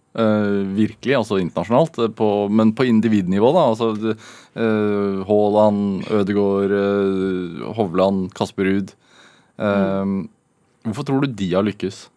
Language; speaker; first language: Norwegian; native; Norwegian